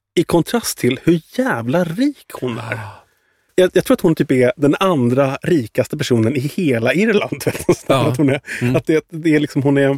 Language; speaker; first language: Swedish; native; Swedish